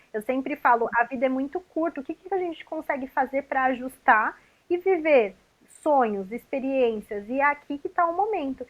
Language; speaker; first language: Portuguese; native; Portuguese